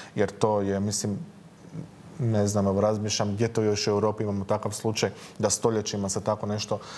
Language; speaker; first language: Croatian; early bilingual, other home language; Albanian